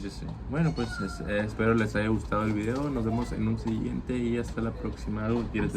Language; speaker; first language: Spanish; native; Spanish